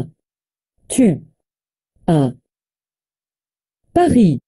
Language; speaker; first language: French; non-native, learner; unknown